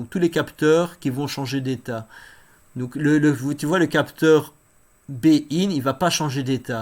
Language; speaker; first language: French; native; French